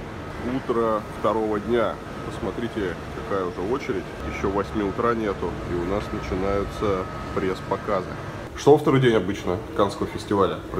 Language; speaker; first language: Russian; native; Russian